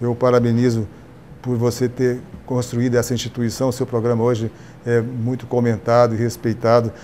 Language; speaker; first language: Portuguese; native; Portuguese